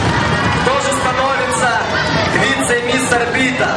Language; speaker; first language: Russian; native; Russian